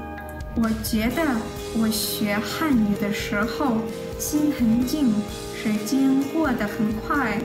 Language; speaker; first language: Chinese; non-native, learner; Russian